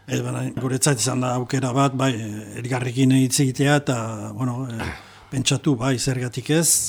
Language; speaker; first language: Basque; non-native, local second language; French